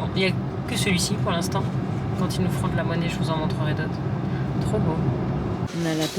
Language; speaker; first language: French; native; French